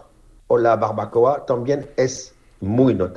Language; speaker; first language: Spanish; non-native, learner; French